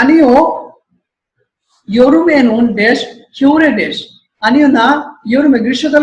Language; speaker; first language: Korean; non-native, fluent; Bangla